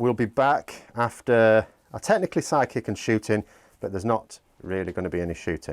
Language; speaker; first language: English; native; English